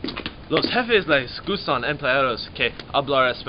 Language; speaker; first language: Spanish; non-native, learner; English